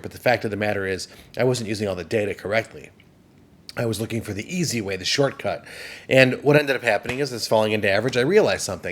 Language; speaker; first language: English; native; English